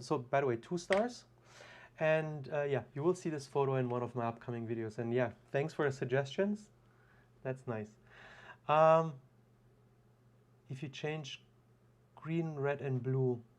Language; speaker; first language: English; non-native, fluent; German